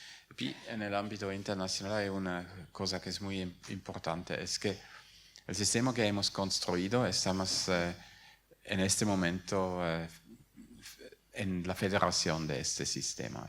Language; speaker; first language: Spanish; non-native, fluent; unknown